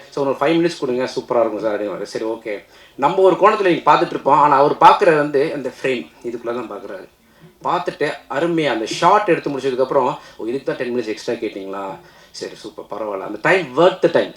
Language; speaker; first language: Tamil; native; Tamil